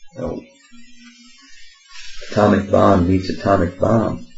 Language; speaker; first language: English; native; English